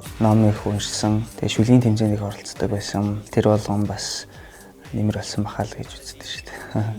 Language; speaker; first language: Mongolian; non-native, fluent; Russian